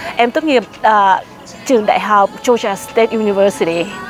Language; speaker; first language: Vietnamese; early bilingual, other home language; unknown